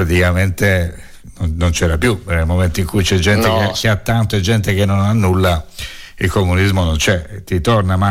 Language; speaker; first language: Italian; native; Italian